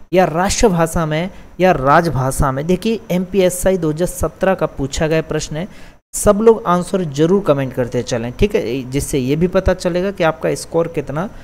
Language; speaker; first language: Hindi; native; Hindi